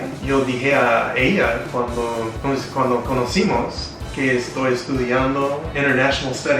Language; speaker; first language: Spanish; non-native, fluent; English